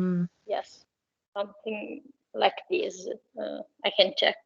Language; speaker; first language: English; non-native, fluent; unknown